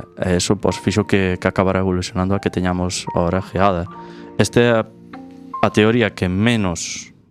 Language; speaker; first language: Galician; native; Galician